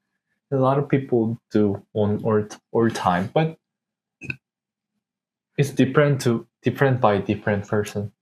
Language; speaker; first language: English; non-native, learner; Korean